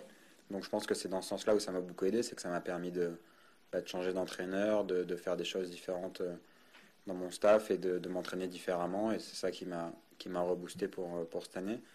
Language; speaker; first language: French; native; French